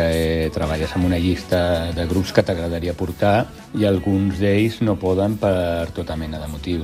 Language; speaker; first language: Catalan; native; Catalan